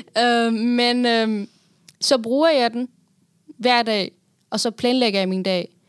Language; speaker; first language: Danish; non-native, fluent; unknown